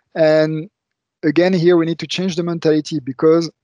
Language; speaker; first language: English; non-native, fluent; French